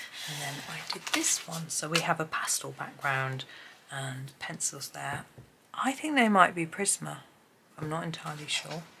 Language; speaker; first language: English; native; English